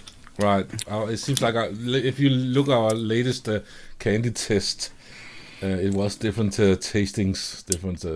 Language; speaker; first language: English; non-native, fluent; Danish